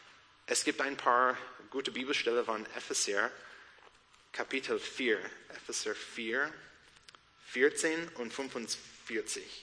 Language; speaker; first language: German; non-native, learner; English